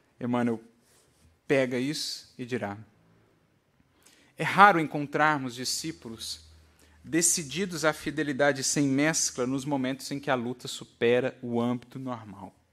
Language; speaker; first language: Portuguese; native; Portuguese